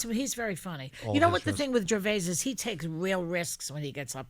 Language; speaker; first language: English; native; English